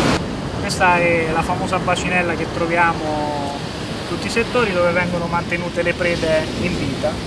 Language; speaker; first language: Italian; native; Italian